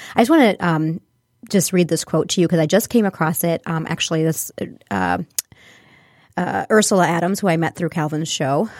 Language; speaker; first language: English; early bilingual, other home language; Hindi